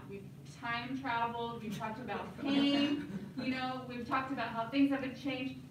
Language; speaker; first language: English; native; English